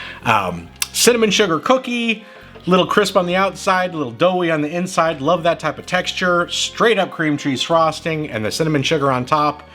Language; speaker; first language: English; native; English